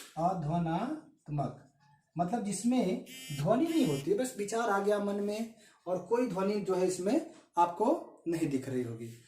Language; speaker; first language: Hindi; native; Hindi